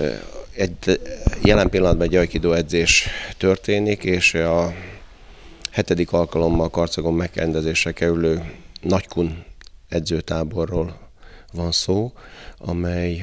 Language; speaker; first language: Hungarian; native; Hungarian